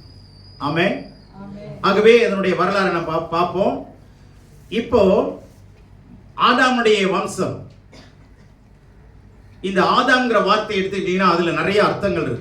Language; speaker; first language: Tamil; native; Tamil